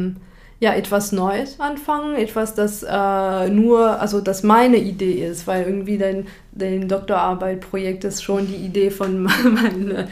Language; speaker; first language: German; non-native, fluent; French